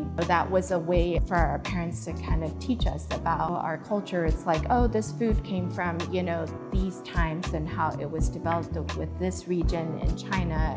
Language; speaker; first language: English; early bilingual, other home language; Chinese